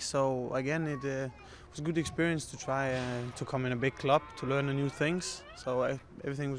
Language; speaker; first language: English; non-native, learner; Danish